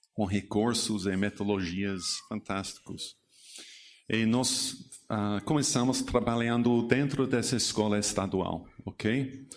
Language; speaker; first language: Portuguese; non-native, learner; English